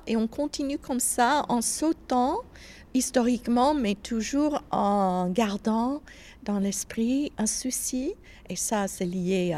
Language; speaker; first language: French; non-native, fluent; English